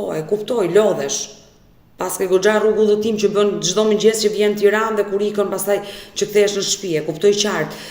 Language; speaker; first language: Albanian; native; Albanian